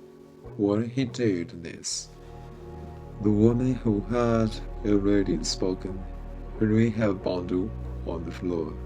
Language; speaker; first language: English; non-native, fluent; Japanese